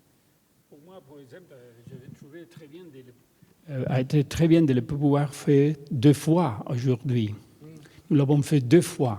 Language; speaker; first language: French; non-native, learner; Catalan